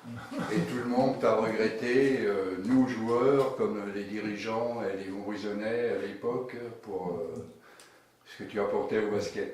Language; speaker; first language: French; native; French